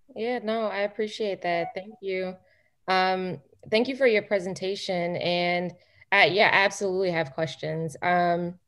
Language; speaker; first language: English; native; English